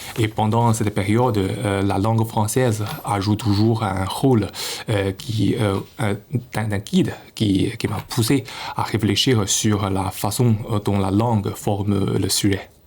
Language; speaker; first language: French; non-native, fluent; Chinese